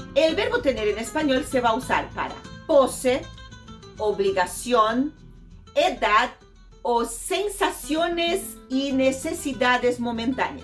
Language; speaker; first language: Spanish; non-native, fluent; Portuguese